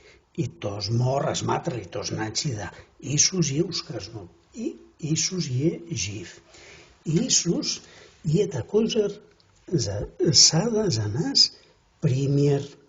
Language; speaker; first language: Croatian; non-native, fluent; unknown